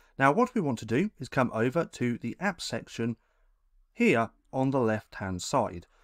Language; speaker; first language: English; native; English